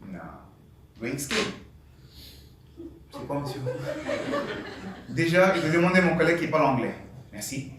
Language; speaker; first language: French; non-native, learner; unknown